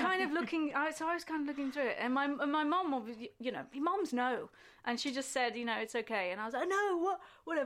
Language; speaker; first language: English; native; English